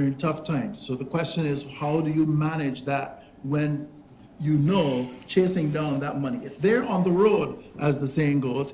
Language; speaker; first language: English; native; English